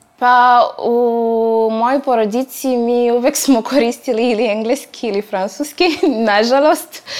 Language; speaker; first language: Serbian; non-native, fluent; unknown